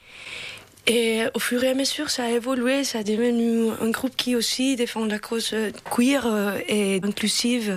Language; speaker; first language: French; non-native, fluent; Spanish